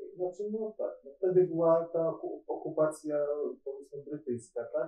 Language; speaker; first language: Polish; native; Polish